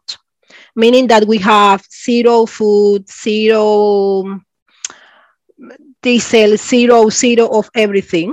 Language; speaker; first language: English; non-native, fluent; Spanish